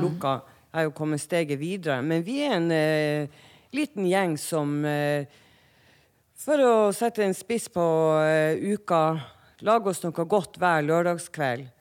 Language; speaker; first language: Norwegian; native; Norwegian